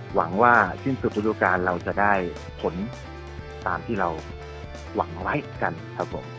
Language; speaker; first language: Thai; native; Thai